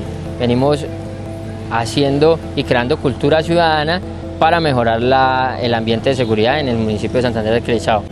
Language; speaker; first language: Spanish; native; Spanish